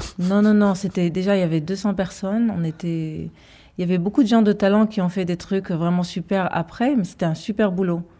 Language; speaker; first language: French; early bilingual, heritage; Hebrew